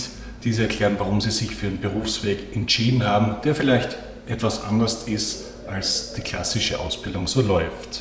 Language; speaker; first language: German; native; German